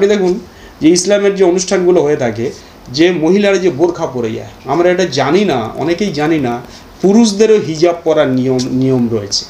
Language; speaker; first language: Bangla; native; Bangla